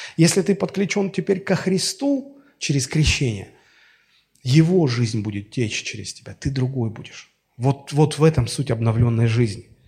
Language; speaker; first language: Russian; native; Russian